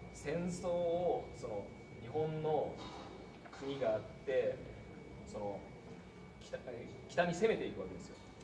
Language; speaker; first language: Japanese; native; Japanese